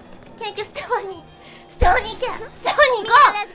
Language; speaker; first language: Japanese; native; Japanese